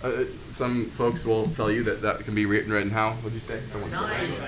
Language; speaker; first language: English; native; English